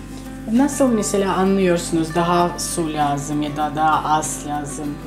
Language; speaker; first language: Turkish; non-native, fluent; Russian